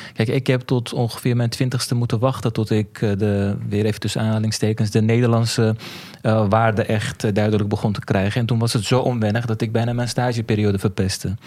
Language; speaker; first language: Dutch; early bilingual, other home language; Turkish